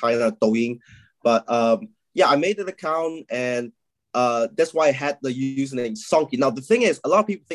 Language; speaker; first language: English; non-native, local second language; Chinese